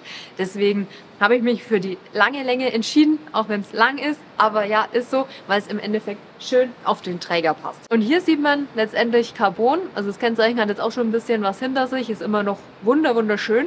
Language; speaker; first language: German; native; German